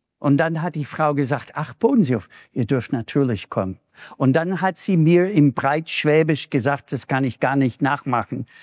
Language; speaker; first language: German; non-native, fluent; English